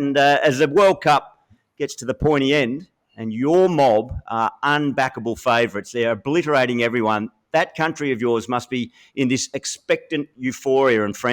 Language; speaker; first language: English; native; English